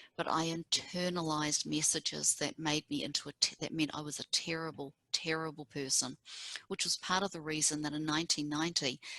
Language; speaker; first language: English; native; English